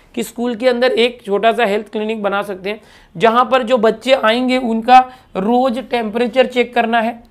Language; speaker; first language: Hindi; non-native, local second language; Marathi